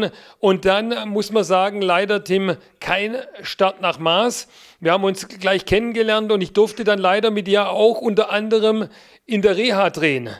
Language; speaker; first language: German; native; German